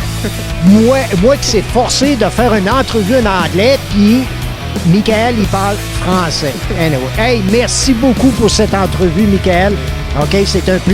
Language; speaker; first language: French; native; French